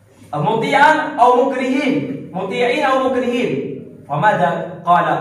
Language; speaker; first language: Arabic; non-native, learner; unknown